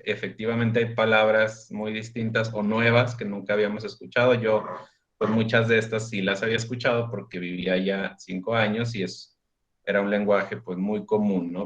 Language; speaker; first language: Spanish; native; Spanish